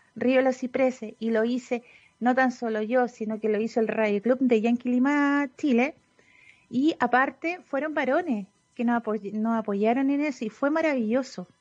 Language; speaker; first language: Spanish; native; Spanish